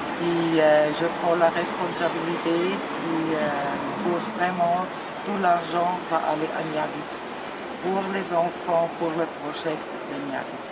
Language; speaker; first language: French; non-native, learner; German